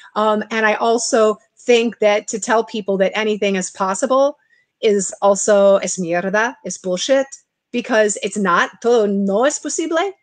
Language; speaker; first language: English; native; English